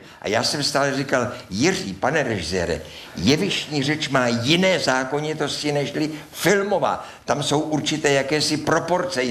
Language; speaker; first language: Czech; native; Czech